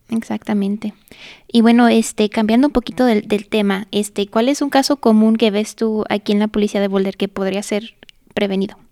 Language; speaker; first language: Spanish; native; Spanish